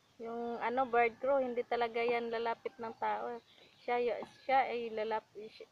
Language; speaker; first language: Filipino; non-native, local second language; Cebuano